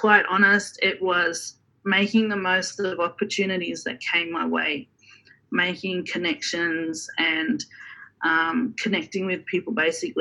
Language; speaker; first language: English; native; English